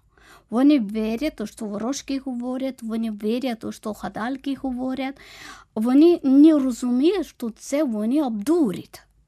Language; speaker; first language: Ukrainian; non-native, fluent; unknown